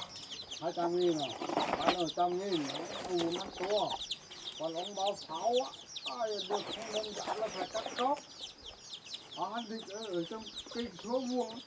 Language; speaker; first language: Vietnamese; native; Vietnamese